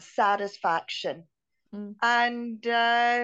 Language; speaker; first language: English; native; English